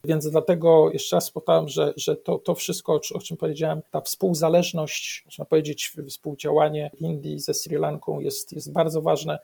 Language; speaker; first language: Polish; native; Polish